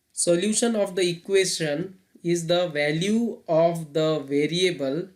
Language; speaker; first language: English; non-native, local second language; Nepali